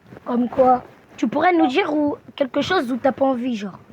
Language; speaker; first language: French; native; French